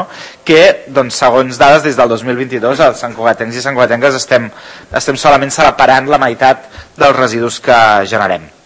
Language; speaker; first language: Catalan; native; Catalan